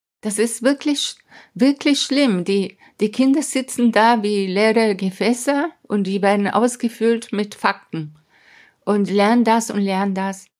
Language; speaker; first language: German; non-native, fluent; Spanish